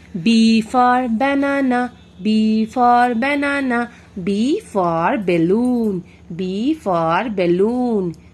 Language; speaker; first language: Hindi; non-native, local second language; Bangla